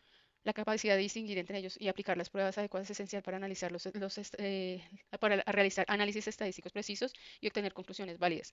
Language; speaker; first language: Spanish; native; Spanish